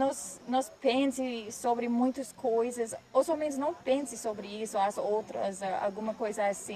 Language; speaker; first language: Portuguese; non-native, learner; English